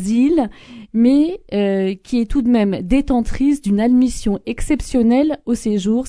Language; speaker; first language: French; native; French